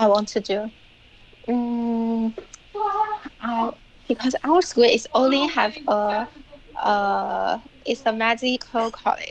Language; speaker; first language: English; non-native, learner; Chinese